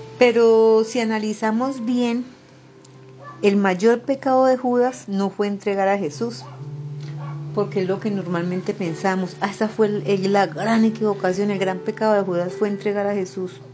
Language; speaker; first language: Spanish; native; Spanish